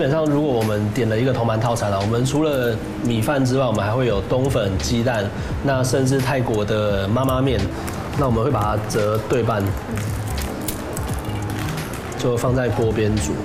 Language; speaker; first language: Chinese; native; Chinese